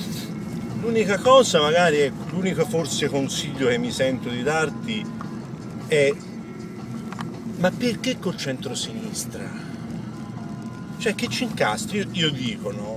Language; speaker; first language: Italian; native; Italian